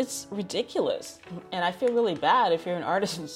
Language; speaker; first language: English; native; English